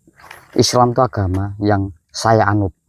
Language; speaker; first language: Indonesian; native; Indonesian